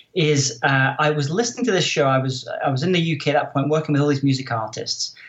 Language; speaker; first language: English; native; English